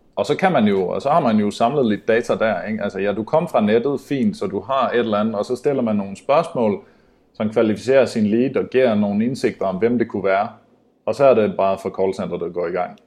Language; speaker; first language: Danish; native; Danish